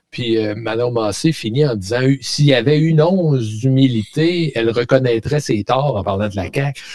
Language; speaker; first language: French; native; French